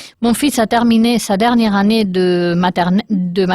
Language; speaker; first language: French; non-native, learner; Spanish